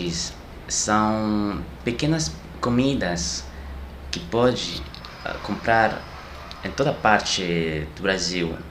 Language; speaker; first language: Portuguese; non-native, learner; French